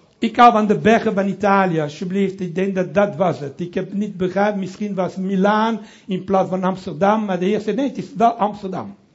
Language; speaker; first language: Dutch; non-native, local second language; French